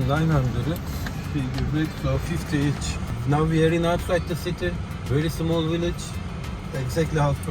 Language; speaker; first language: English; non-native, learner; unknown